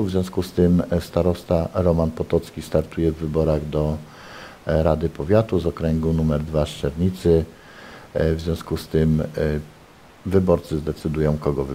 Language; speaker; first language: Polish; native; Polish